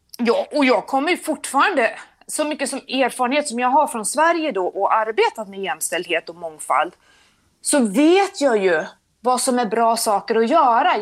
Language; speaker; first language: Swedish; native; Swedish